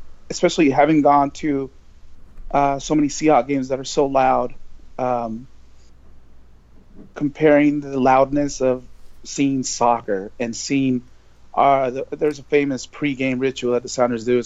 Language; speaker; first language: English; early bilingual, other home language; Spanish